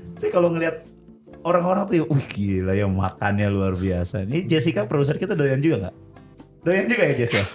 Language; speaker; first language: Indonesian; native; Indonesian